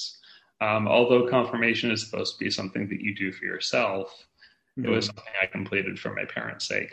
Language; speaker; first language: English; native; English